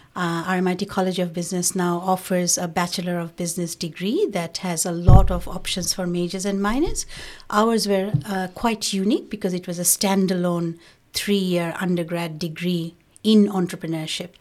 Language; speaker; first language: English; non-native, local second language; Bangla